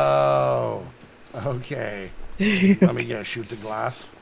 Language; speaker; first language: English; native; English